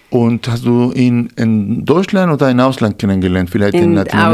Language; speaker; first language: German; non-native, fluent; Spanish